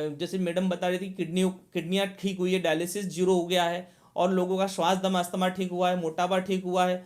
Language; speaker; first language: Hindi; native; Hindi